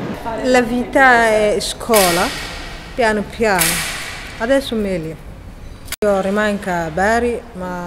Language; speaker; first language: Italian; non-native, learner; Somali